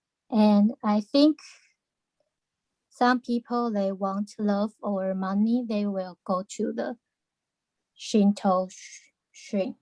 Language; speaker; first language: English; non-native, learner; Chinese